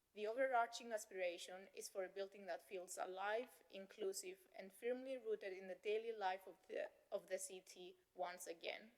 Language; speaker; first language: English; non-native, fluent; Greek